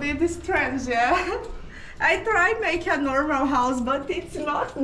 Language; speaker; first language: English; non-native, learner; Portuguese